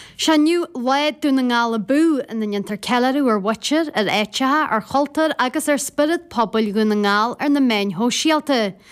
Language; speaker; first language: Irish; native; Irish